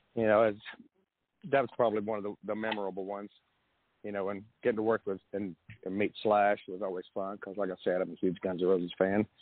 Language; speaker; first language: English; native; English